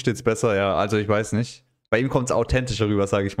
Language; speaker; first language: German; native; German